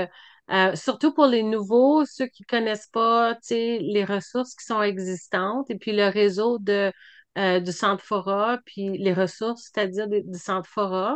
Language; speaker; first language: French; native; French